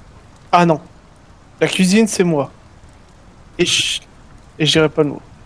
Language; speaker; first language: French; native; French